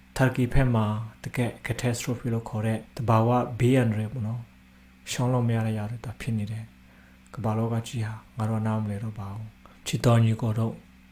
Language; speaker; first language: Burmese; non-native, local second language; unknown